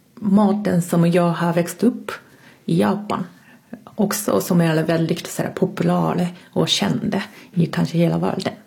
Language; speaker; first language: Swedish; non-native, fluent; Japanese